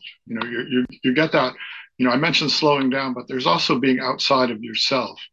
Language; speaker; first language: English; native; English